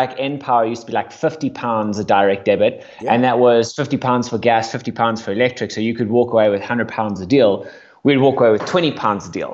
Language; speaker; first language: English; native; English